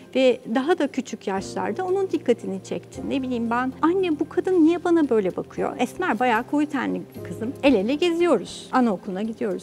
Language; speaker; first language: Turkish; native; Turkish